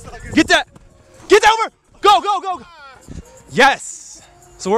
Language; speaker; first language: English; native; English